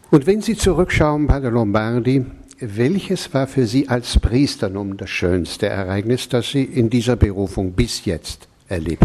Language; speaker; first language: German; native; German